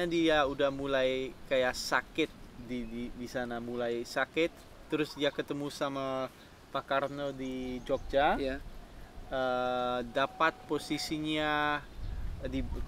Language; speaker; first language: Indonesian; non-native, fluent; Dutch